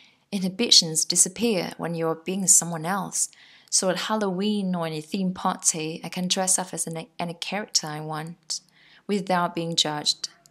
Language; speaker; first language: English; non-native, fluent; Vietnamese